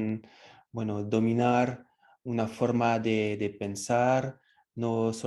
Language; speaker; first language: Spanish; non-native, fluent; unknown